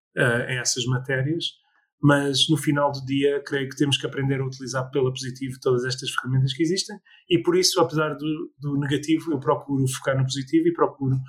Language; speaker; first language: Portuguese; early bilingual, other home language; English